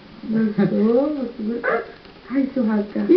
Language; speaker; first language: Portuguese; native; Portuguese